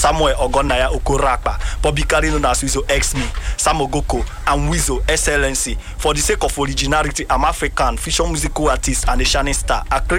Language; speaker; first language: English; non-native, local second language; Igbo